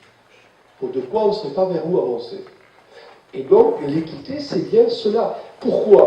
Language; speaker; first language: French; native; French